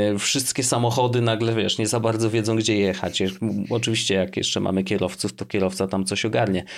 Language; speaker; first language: Polish; native; Polish